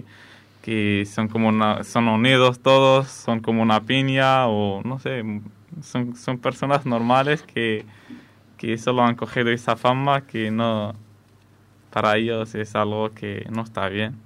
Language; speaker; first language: Spanish; non-native, fluent; Arabic